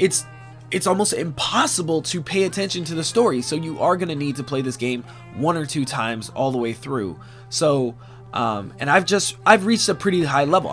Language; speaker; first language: English; native; English